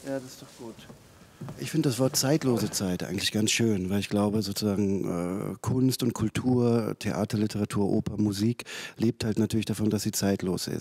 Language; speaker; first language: German; native; German